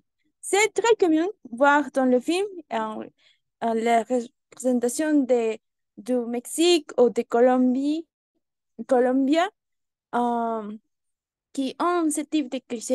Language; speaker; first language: French; non-native, learner; Spanish